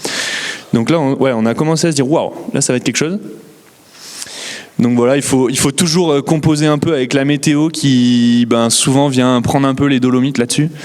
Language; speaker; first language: French; native; French